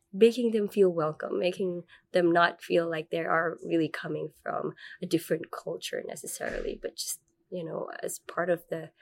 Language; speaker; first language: English; non-native, local second language; Filipino